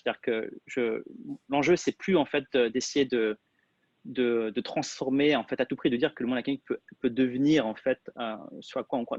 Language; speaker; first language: French; native; French